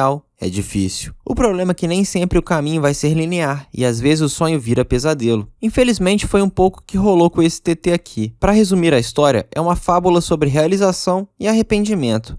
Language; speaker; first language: Portuguese; native; Portuguese